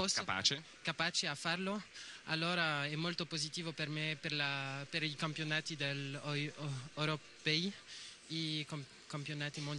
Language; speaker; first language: Italian; non-native, learner; French